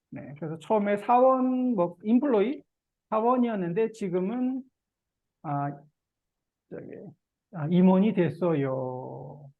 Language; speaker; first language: Korean; native; Korean